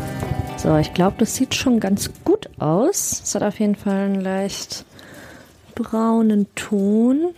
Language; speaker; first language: German; native; German